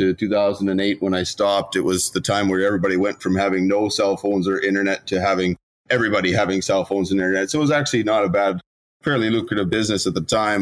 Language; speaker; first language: English; native; English